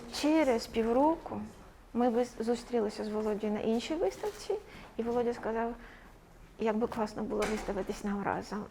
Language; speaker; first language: Ukrainian; native; Ukrainian